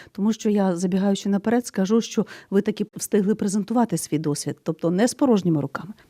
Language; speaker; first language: Ukrainian; native; Ukrainian